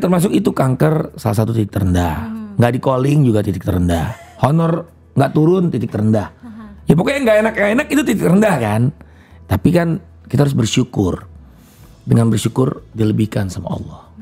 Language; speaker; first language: Indonesian; native; Indonesian